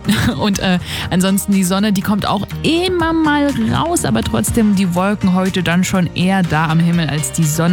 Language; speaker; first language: German; native; German